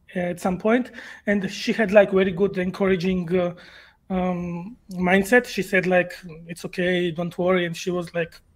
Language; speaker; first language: English; non-native, learner; Georgian